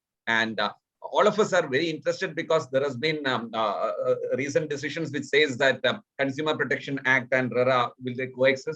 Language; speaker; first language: English; non-native, local second language; Malayalam